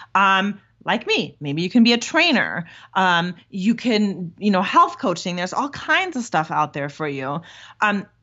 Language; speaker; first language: English; non-native, fluent; German